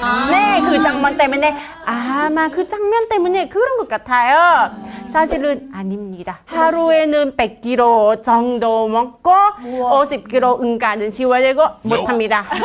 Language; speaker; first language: Korean; non-native, learner; Thai